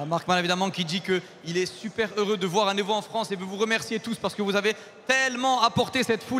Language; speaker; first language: French; native; French